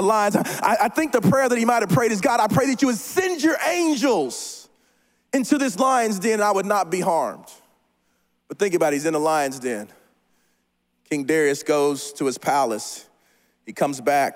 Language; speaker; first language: English; native; English